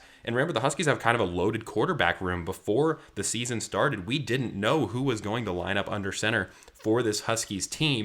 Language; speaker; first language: English; native; English